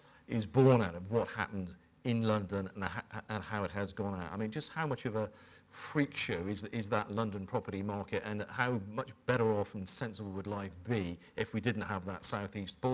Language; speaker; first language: English; native; English